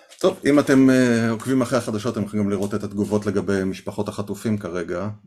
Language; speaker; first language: Hebrew; native; Hebrew